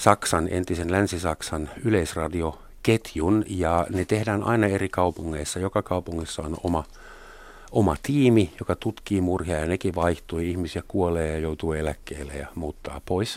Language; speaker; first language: Finnish; non-native, fluent; German